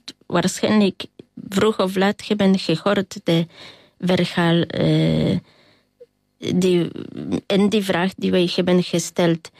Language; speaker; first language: Dutch; non-native, learner; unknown